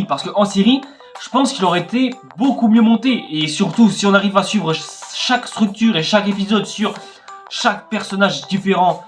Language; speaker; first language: French; native; French